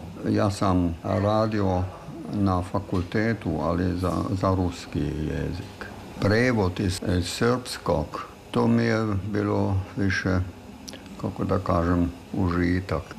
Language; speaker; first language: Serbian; non-native, fluent; German